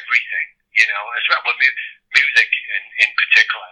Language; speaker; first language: English; native; English